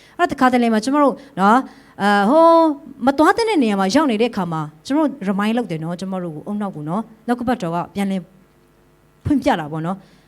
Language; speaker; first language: Burmese; non-native, local second language; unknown